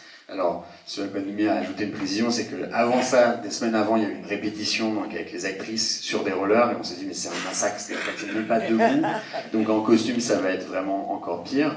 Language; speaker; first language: French; native; French